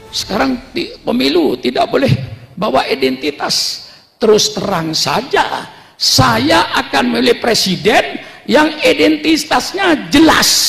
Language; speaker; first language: Indonesian; non-native, local second language; Madurese